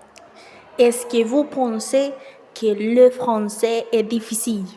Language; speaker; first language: French; non-native, learner; Spanish